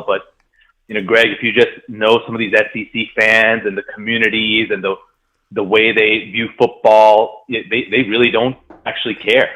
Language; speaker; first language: English; native; English